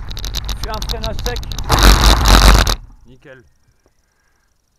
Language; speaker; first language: French; native; French